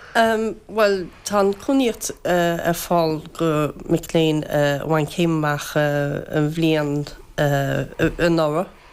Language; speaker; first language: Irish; native; Irish